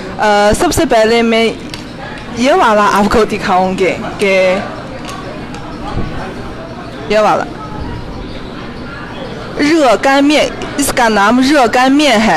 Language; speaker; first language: Hindi; non-native, fluent; Chinese